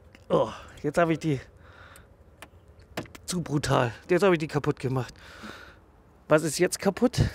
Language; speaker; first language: German; native; German